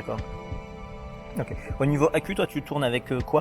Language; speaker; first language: French; native; French